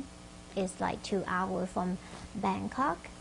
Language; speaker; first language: English; non-native, fluent; Thai